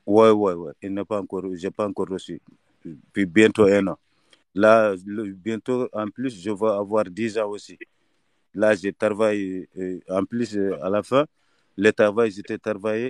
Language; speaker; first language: French; non-native, learner; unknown